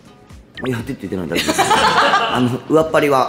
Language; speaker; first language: Japanese; native; Japanese